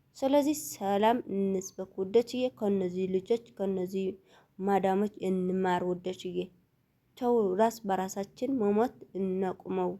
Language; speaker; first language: Amharic; non-native, local second language; Tigrinya